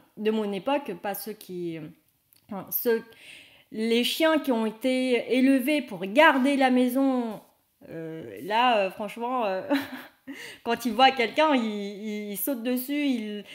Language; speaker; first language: French; non-native, fluent; Vietnamese